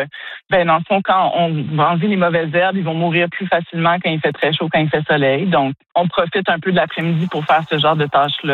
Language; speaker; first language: French; native; French